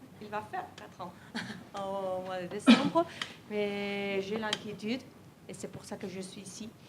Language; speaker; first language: French; non-native, fluent; Spanish